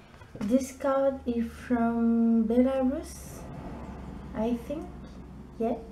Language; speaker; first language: English; non-native, learner; French